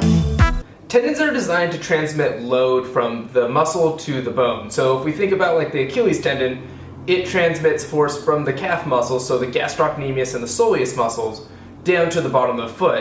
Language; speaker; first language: English; native; English